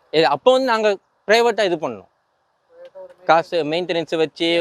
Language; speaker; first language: Tamil; early bilingual, heritage; Tamil